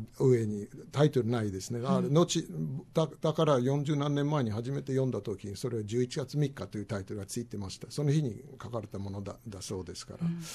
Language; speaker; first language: Japanese; non-native, fluent; English